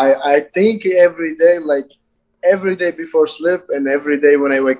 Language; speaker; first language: English; non-native, learner; Azerbaijani